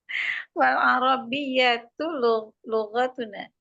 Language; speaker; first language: Arabic; non-native, learner; Indonesian